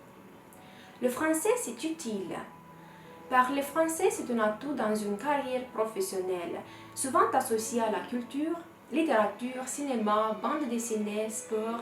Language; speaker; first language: French; non-native, fluent; Romanian